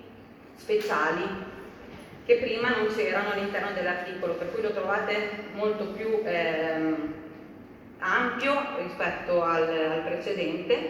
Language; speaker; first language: Italian; native; Italian